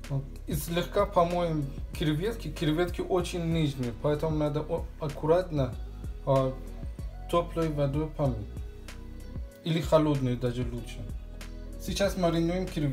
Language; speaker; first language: Russian; non-native, fluent; Persian